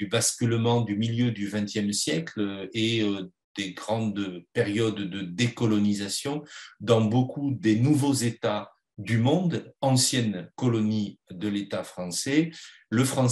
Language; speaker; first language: French; native; French